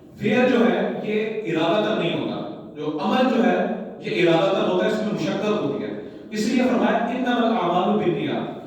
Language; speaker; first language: Urdu; non-native, local second language; Punjabi